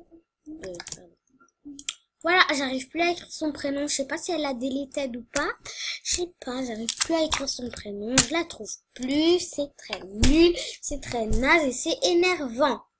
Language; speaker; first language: French; native; French